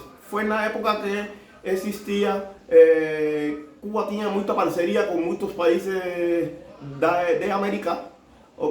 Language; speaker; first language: Portuguese; non-native, learner; Spanish